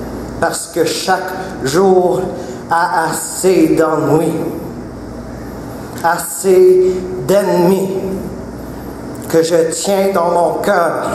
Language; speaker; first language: French; non-native, local second language; English